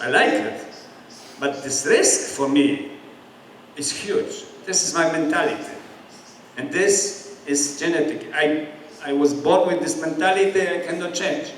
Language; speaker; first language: English; non-native, learner; Polish